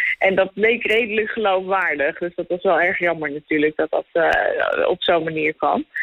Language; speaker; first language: Dutch; native; Dutch